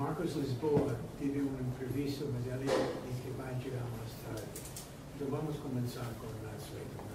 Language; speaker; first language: Portuguese; non-native, fluent; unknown